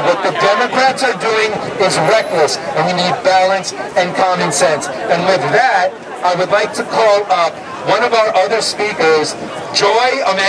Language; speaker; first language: English; native; English